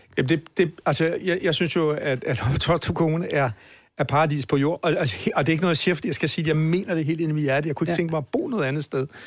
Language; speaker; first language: Danish; native; Danish